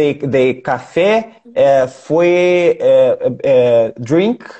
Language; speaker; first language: Spanish; non-native, learner; Portuguese